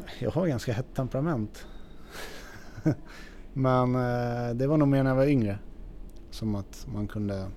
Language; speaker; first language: Swedish; native; Swedish